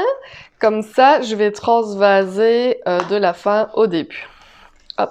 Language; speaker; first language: French; native; French